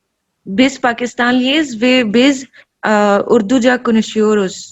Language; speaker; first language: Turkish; non-native, learner; Urdu